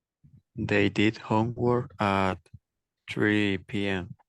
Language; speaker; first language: English; non-native, learner; Spanish